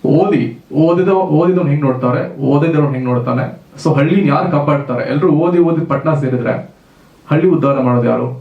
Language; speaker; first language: Kannada; native; Kannada